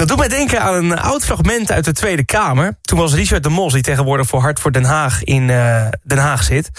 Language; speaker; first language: Dutch; native; Dutch